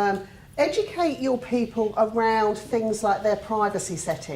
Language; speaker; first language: English; native; English